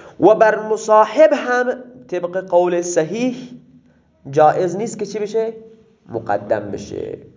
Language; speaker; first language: Persian; non-native, local second language; Baluchi